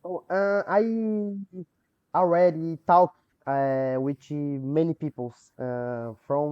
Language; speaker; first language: English; non-native, learner; Portuguese